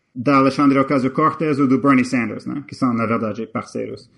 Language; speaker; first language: Portuguese; non-native, fluent; English